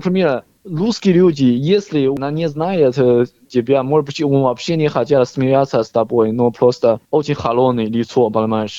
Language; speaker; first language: Russian; non-native, learner; Chinese